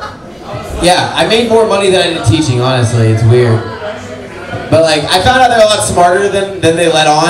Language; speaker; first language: English; native; English